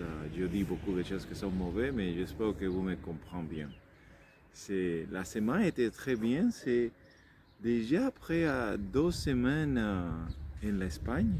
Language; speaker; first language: French; non-native, learner; Spanish